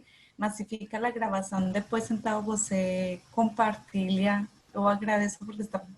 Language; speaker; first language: Portuguese; non-native, fluent; Spanish